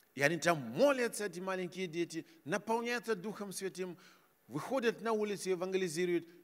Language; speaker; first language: Russian; non-native, fluent; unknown